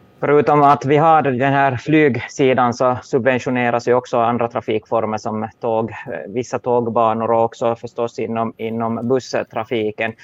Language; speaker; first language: Swedish; native; Swedish